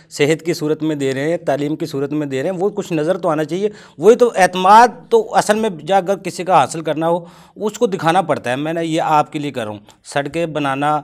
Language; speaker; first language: Urdu; non-native, local second language; Punjabi